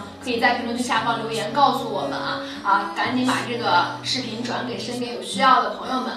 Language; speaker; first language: Chinese; native; Chinese